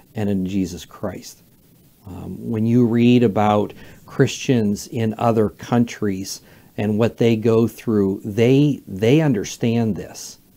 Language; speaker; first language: English; native; English